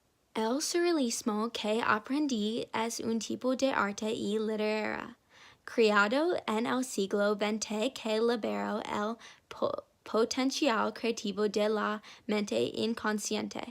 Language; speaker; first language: Spanish; non-native, learner; English